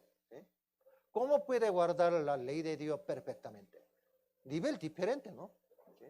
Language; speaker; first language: Spanish; non-native, fluent; Korean